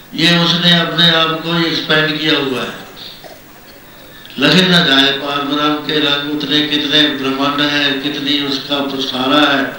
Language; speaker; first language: Hindi; non-native, local second language; Punjabi